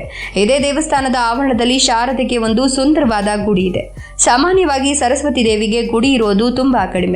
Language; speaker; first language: Kannada; native; Kannada